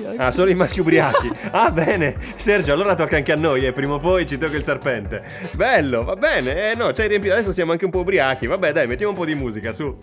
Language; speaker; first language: Italian; native; Italian